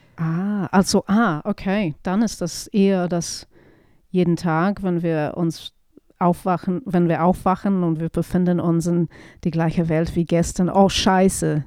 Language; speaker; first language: German; non-native, fluent; English